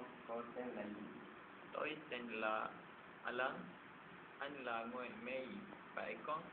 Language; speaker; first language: Vietnamese; non-native, learner; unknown